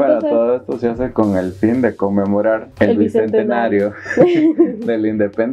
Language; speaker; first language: Spanish; native; Spanish